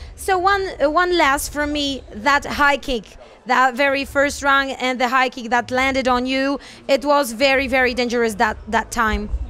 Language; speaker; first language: English; non-native, fluent; Polish